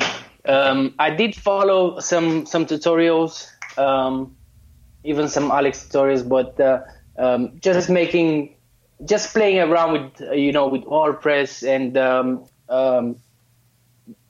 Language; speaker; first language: English; non-native, fluent; Romanian